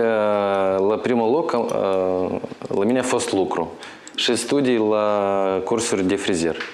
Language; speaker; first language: Romanian; non-native, local second language; Russian